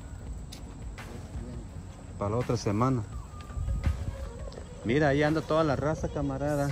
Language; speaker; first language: Spanish; native; Spanish